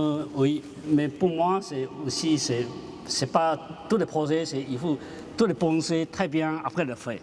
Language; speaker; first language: French; non-native, learner; Chinese